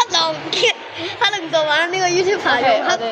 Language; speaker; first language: Cantonese; native; Cantonese